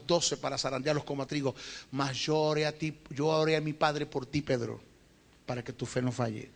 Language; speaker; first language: Spanish; native; Spanish